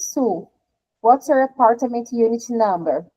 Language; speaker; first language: English; non-native, fluent; Portuguese